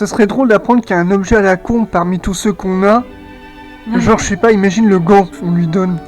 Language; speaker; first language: French; native; French